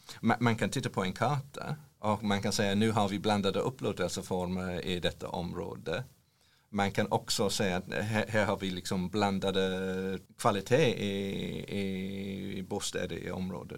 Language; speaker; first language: Swedish; non-native, fluent; English